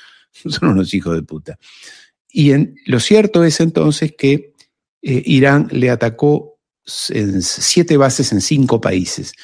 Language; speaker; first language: Spanish; native; Spanish